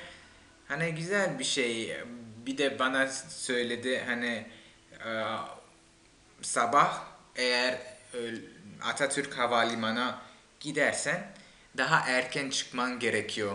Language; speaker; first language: Turkish; non-native, fluent; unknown